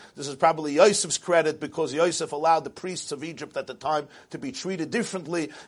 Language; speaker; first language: English; native; English